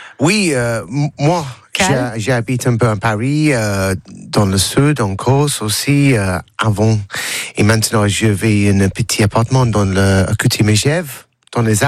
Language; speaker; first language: French; non-native, learner; English